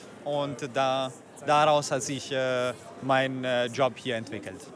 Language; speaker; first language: German; non-native, fluent; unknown